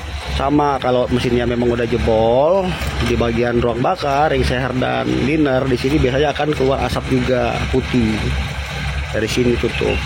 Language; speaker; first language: Indonesian; native; Indonesian